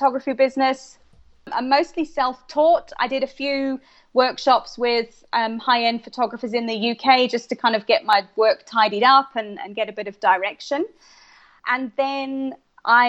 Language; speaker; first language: English; native; English